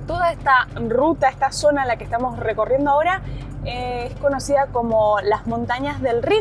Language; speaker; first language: Spanish; native; Spanish